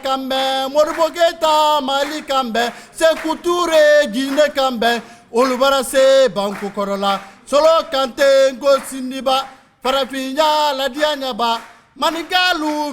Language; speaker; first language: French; non-native, local second language; Mandingo